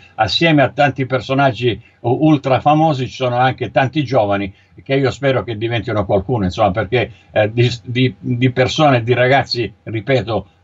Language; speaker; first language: Italian; native; Italian